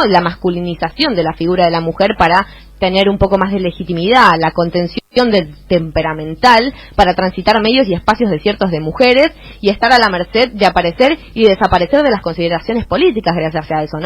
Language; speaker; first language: Spanish; native; Spanish